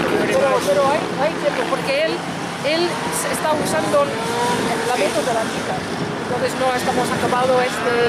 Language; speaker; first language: Spanish; non-native, learner; English